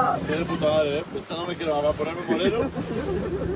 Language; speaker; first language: Spanish; native; Spanish